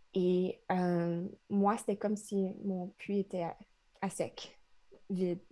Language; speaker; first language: French; native; French